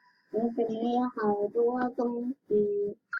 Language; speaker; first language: Chinese; early bilingual, heritage; Chinese